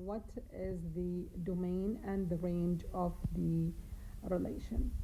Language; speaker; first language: English; non-native, fluent; Arabic